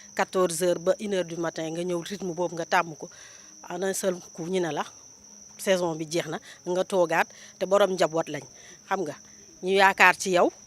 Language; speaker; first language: Wolof; non-native, local second language; Jola-Fonyi